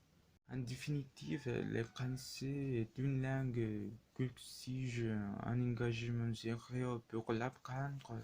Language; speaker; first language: French; non-native, learner; Spanish